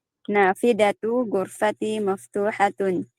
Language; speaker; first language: Arabic; non-native, learner; Filipino